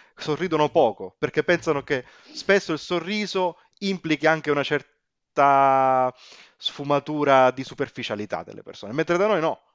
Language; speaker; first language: Italian; native; Italian